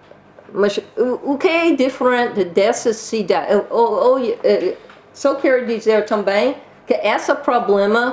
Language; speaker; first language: Portuguese; non-native, learner; English